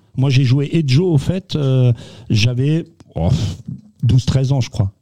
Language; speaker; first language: French; non-native, local second language; Swiss German